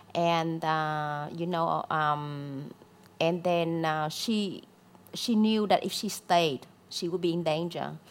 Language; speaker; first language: English; non-native, fluent; Vietnamese